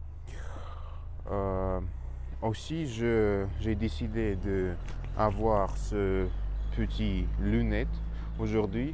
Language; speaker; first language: French; non-native, learner; Russian